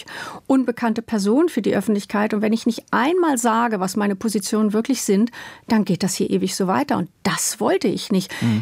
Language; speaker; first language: German; native; German